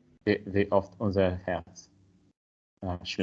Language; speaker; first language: German; non-native, learner; Italian